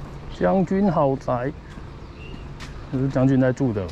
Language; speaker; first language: Chinese; native; Chinese